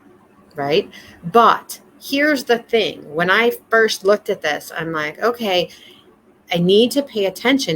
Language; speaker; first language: English; native; English